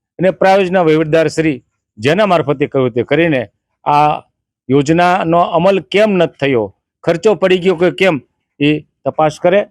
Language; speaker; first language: Gujarati; native; Gujarati